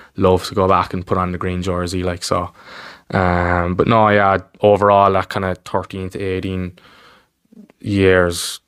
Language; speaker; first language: English; native; English